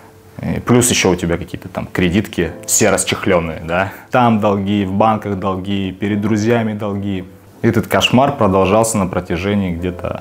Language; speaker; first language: Russian; native; Russian